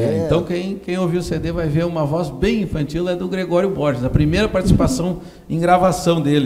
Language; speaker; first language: Portuguese; native; Portuguese